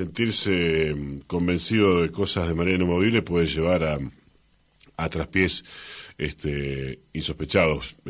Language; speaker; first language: Spanish; native; Spanish